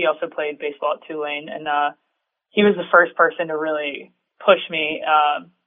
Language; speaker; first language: English; native; English